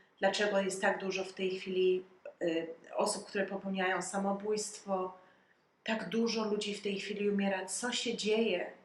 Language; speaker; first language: Polish; early bilingual, heritage; Polish